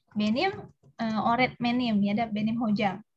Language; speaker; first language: Turkish; non-native, learner; Indonesian